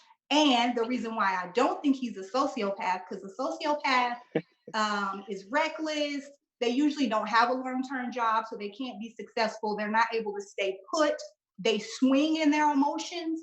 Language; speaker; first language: English; native; English